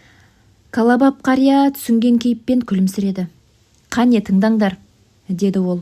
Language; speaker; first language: Kazakh; native; Kazakh